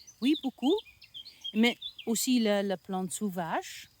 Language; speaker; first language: French; non-native, learner; Dutch